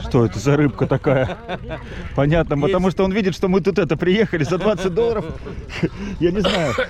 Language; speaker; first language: Russian; native; Russian